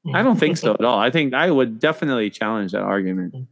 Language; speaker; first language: English; native; English